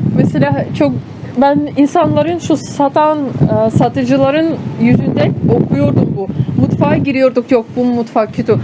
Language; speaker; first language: Turkish; non-native, fluent; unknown